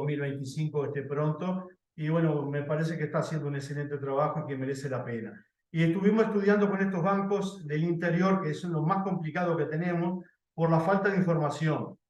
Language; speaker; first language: Spanish; native; Spanish